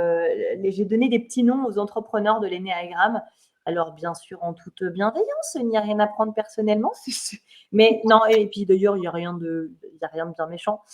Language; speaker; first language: French; native; French